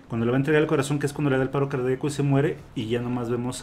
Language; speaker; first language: Spanish; native; Spanish